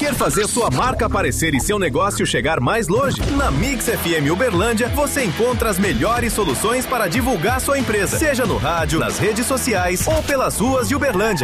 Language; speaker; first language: Portuguese; native; Portuguese